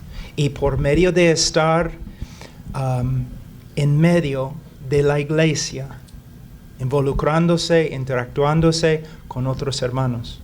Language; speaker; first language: Spanish; non-native, fluent; English